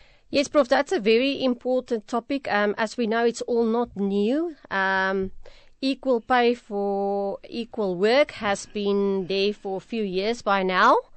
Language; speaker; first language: English; non-native, local second language; Afrikaans